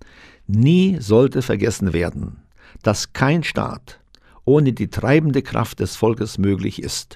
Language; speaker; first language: German; native; German